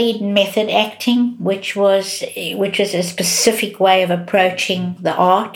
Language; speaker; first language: English; native; English